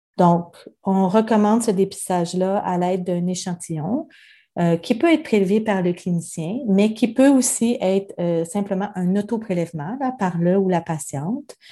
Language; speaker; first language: French; native; French